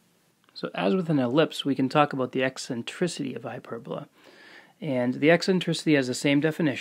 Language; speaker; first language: English; native; English